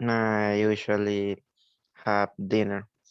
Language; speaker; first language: English; non-native, learner; Spanish